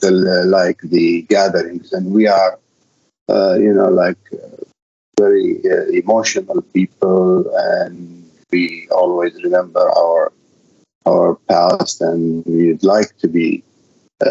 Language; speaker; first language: English; non-native, fluent; Arabic